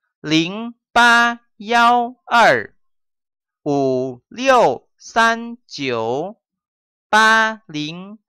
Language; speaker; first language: Chinese; non-native, fluent; Indonesian